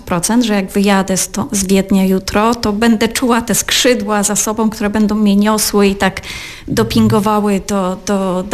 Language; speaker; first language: Polish; native; Polish